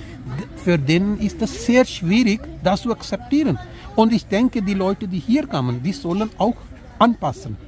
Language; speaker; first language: German; non-native, learner; Urdu